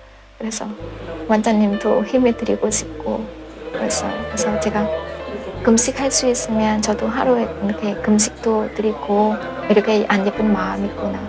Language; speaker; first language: Korean; non-native, fluent; Vietnamese